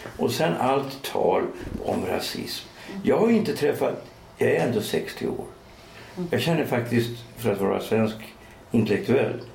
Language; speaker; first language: Swedish; native; Swedish